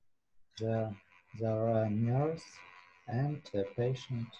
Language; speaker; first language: English; non-native, learner; Russian